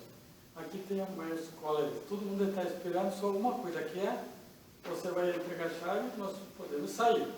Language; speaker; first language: Portuguese; non-native, learner; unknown